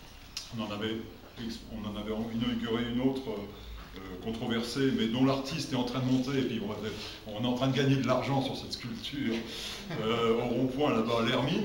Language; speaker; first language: French; native; French